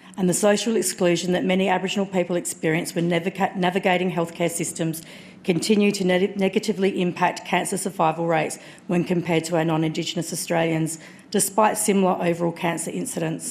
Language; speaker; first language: English; native; English